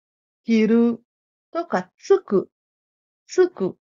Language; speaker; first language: Japanese; non-native, learner; Marathi